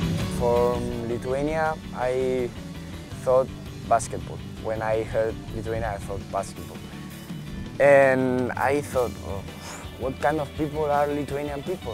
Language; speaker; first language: English; non-native, fluent; Spanish